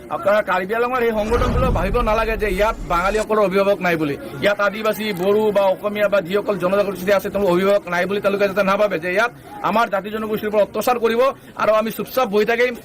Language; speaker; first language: Assamese; non-native, local second language; Bangla